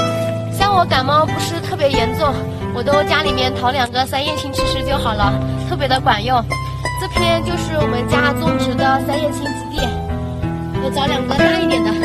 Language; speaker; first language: Chinese; native; Chinese